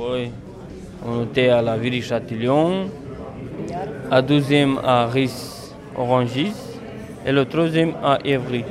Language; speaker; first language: French; non-native, learner; Romanian